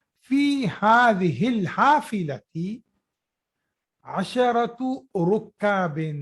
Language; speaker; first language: Arabic; non-native, fluent; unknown